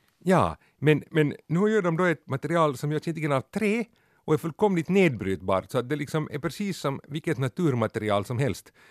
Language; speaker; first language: Swedish; native; Swedish